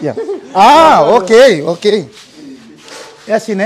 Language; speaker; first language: Portuguese; non-native, local second language; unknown